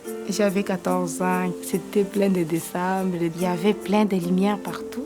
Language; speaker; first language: French; non-native, local second language; Swahili